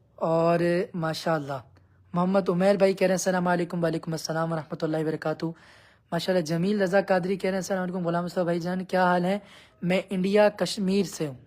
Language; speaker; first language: Urdu; non-native, local second language; Punjabi